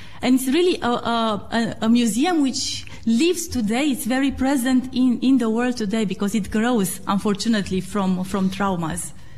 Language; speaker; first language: English; non-native, fluent; Romanian